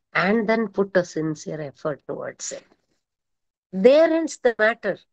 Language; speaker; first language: English; non-native, local second language; Kannada